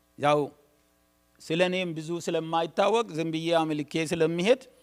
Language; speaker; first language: Amharic; non-native, local second language; Oromo